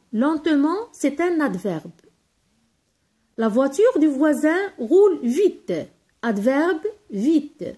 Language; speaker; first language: French; non-native, local second language; Arabic